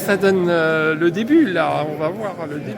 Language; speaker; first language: French; native; French